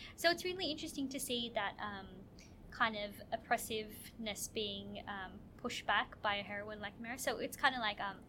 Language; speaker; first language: English; native; English